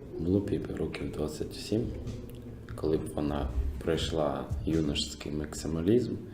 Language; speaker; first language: Ukrainian; non-native, local second language; Russian